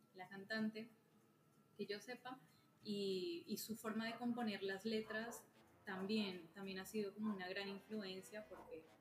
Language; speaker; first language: Spanish; native; Spanish